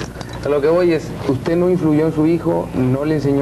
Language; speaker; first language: Spanish; native; Spanish